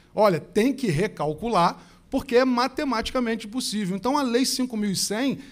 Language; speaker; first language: Portuguese; native; Portuguese